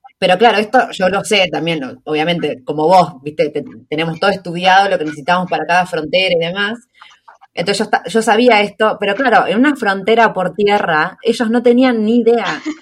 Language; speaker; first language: Spanish; native; Spanish